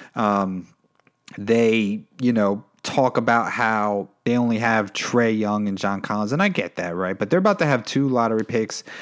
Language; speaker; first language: English; native; English